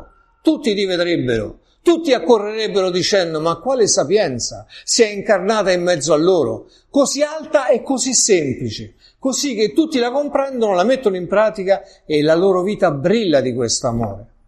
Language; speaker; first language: Italian; native; Italian